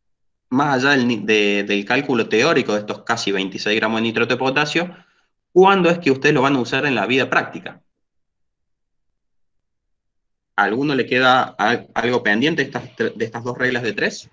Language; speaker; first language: Spanish; native; Spanish